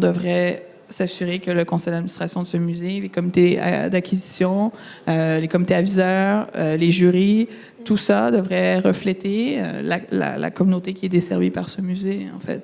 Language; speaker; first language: French; native; French